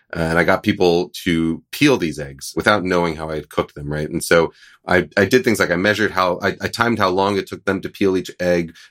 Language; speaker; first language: English; native; English